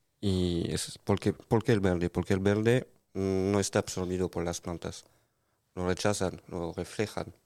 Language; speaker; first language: Spanish; non-native, fluent; French